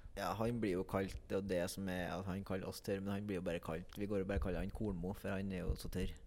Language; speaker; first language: Norwegian; native; Norwegian